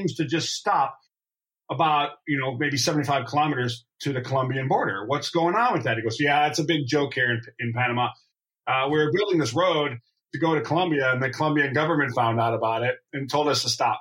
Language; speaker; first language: English; native; English